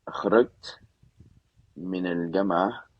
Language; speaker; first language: Arabic; non-native, learner; Spanish